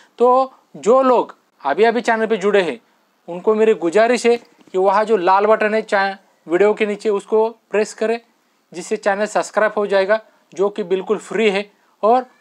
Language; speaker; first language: Hindi; non-native, local second language; Marathi